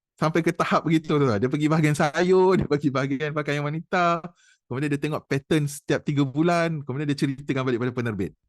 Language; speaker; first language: Malay; native; Malay